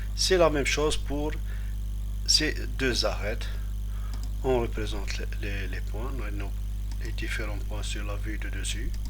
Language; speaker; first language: French; non-native, local second language; Arabic